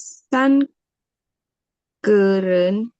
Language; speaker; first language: Chinese; non-native, learner; Indonesian